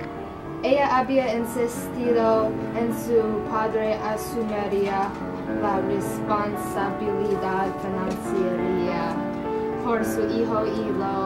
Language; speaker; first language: Spanish; non-native, learner; English